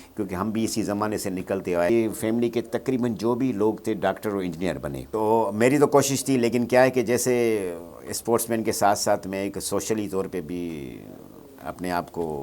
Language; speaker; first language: Urdu; non-native, local second language; Sindhi